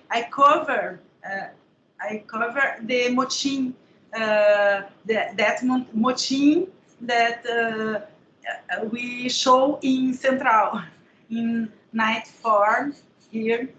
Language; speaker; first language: English; non-native, learner; Portuguese